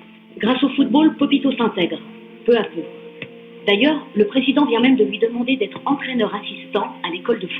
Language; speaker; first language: French; native; French